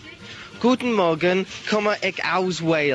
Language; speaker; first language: German; non-native, learner; English